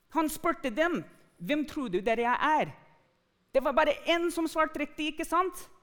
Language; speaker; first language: Norwegian; non-native, fluent; English